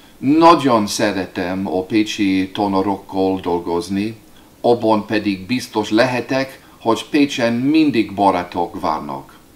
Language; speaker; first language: Hungarian; non-native, fluent; English